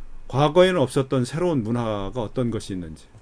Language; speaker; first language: Korean; native; Korean